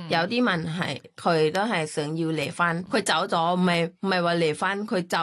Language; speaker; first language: Cantonese; non-native, fluent; Thai